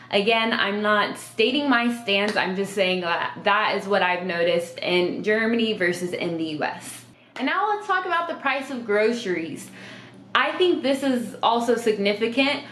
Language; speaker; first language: English; native; English